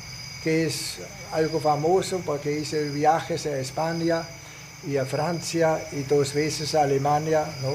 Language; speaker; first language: Spanish; non-native, fluent; Italian